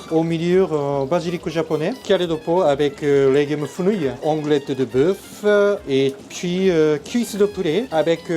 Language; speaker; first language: French; non-native, learner; Japanese